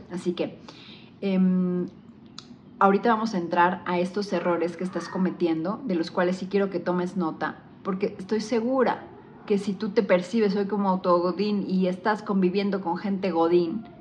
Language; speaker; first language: Spanish; native; Spanish